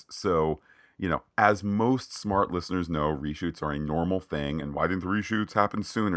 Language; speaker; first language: English; native; English